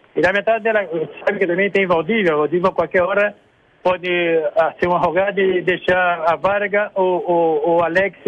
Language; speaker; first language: Spanish; non-native, learner; Portuguese